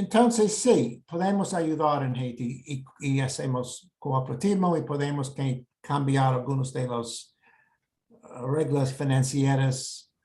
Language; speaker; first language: Spanish; non-native, fluent; English